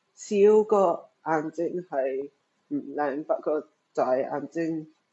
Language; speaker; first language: Cantonese; early bilingual, heritage; Cantonese